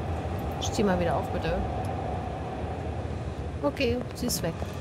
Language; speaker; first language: German; native; German